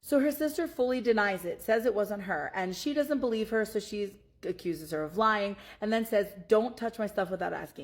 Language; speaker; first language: English; native; English